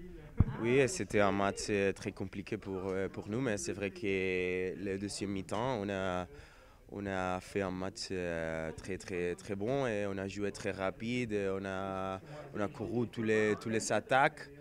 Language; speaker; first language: French; non-native, fluent; Spanish